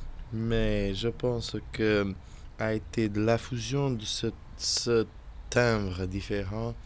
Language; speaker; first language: French; non-native, learner; Portuguese